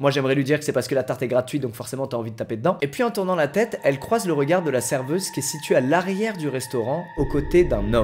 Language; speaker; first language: French; native; French